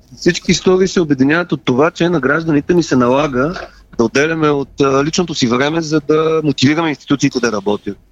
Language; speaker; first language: Bulgarian; native; Bulgarian